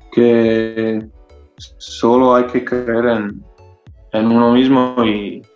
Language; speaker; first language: Spanish; early bilingual, other home language; Croatian